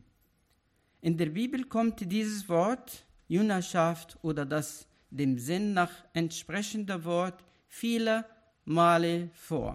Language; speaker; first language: German; non-native, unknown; Arabic